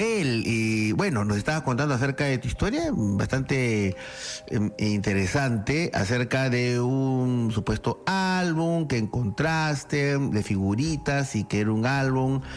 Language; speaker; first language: Spanish; native; Spanish